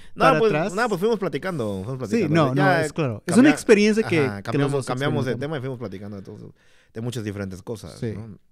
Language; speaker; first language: Spanish; early bilingual, heritage; Spanish